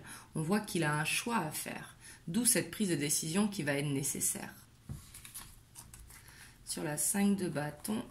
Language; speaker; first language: French; native; French